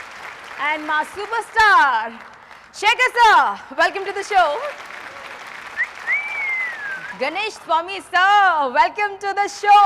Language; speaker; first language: Telugu; native; Telugu